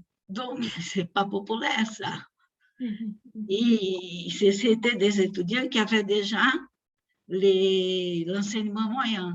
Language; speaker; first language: French; non-native, fluent; Portuguese